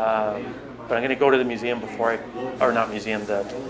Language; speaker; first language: English; native; English